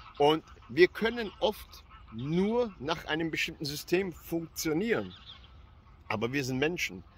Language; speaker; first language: German; early bilingual, other home language; Albanian